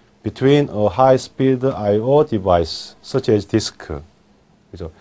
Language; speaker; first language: English; non-native, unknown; Korean